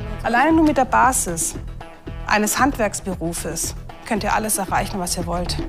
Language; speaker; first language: German; native; German